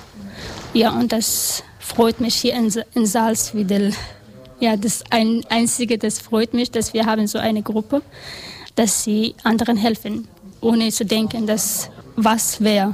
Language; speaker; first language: German; non-native, learner; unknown